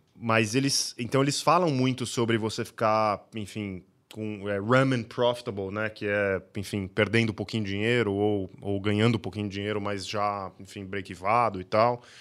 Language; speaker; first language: Portuguese; native; Portuguese